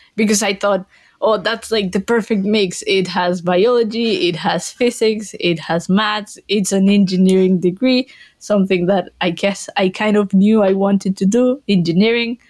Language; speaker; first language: English; non-native, fluent; Spanish